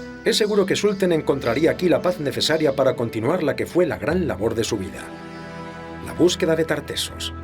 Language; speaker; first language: Spanish; native; Spanish